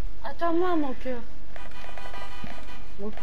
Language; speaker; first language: French; non-native, local second language; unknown